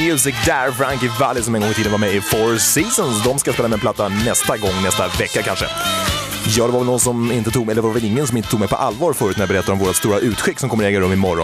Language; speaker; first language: Swedish; native; Swedish